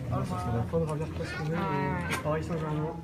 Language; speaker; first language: French; native; French